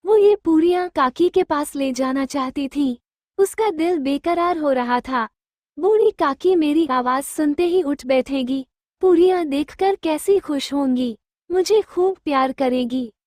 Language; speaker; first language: Hindi; native; Hindi